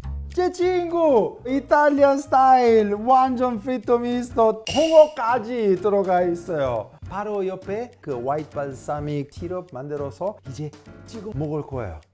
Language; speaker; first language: Korean; non-native, fluent; Italian